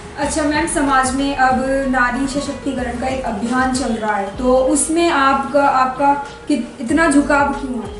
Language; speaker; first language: Hindi; native; Hindi